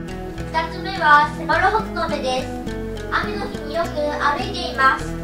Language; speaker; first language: Japanese; native; Japanese